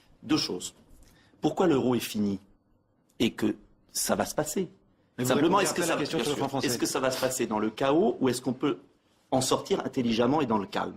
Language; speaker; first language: French; native; French